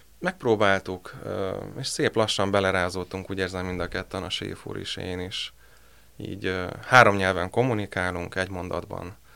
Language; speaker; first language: Hungarian; native; Hungarian